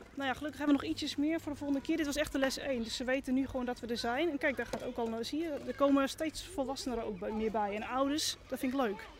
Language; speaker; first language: Dutch; native; Dutch